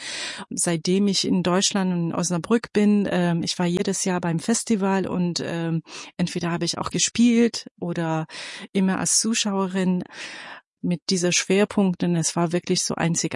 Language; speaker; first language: German; non-native, fluent; Persian